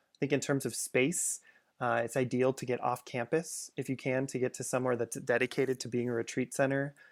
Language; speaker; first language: English; native; English